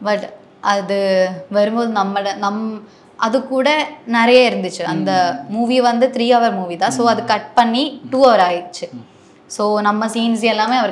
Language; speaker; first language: Tamil; non-native, learner; Malayalam